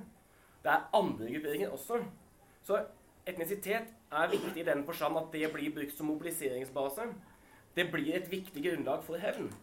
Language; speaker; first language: Norwegian; native; Norwegian